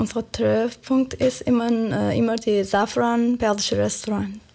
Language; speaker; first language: German; non-native, learner; Persian